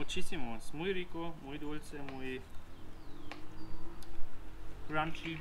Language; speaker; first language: Spanish; non-native, learner; German